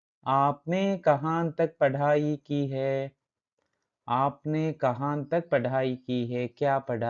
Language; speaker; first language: Hindi; non-native, local second language; Kannada